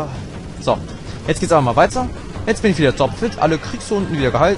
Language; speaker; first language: German; native; German